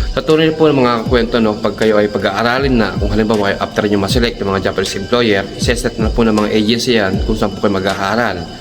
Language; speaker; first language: Filipino; native; Filipino